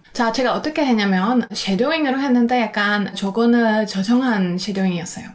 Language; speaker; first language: Korean; non-native, fluent; Czech